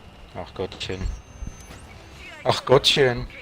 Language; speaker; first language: German; native; German